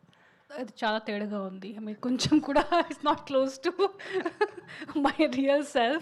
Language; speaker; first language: Telugu; non-native, fluent; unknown